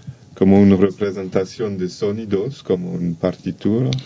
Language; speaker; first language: Spanish; non-native, learner; French